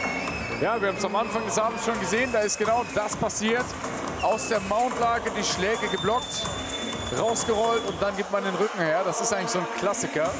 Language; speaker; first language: German; native; German